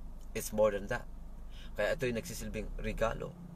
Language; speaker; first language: English; non-native, local second language; Filipino